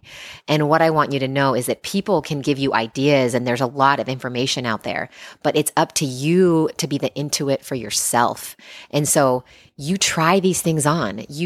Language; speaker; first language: English; native; English